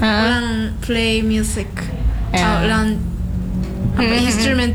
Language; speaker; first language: Indonesian; non-native, learner; Japanese